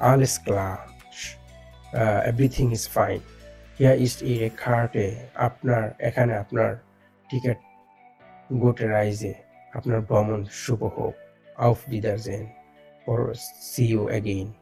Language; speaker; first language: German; non-native, fluent; Bangla